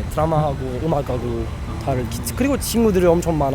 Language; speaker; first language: Korean; non-native, learner; Turkish